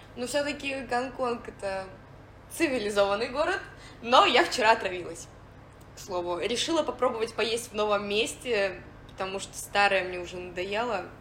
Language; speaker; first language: Russian; native; Russian